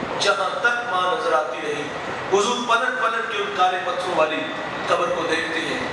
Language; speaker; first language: Urdu; non-native, local second language; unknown